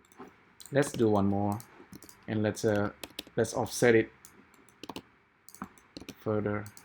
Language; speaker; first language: English; non-native, fluent; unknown